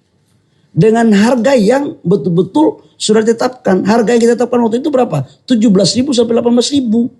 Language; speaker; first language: Indonesian; native; Indonesian